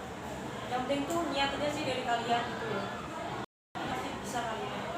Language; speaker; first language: Indonesian; native; Indonesian